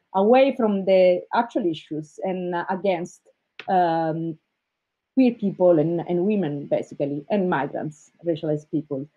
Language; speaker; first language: English; non-native, fluent; Italian